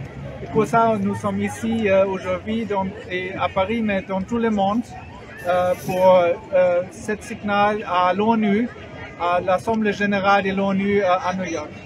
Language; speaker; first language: French; non-native, learner; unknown